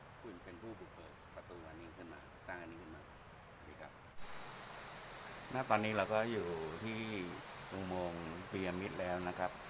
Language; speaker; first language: Thai; native; Thai